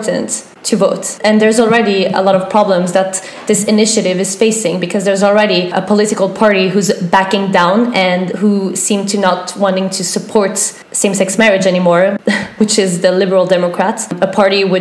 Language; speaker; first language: English; non-native, fluent; French